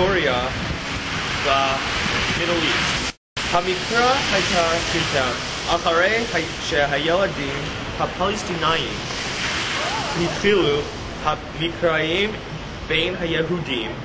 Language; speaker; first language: Hebrew; non-native, learner; English